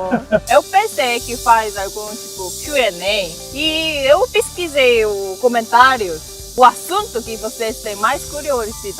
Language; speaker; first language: Portuguese; non-native, fluent; Korean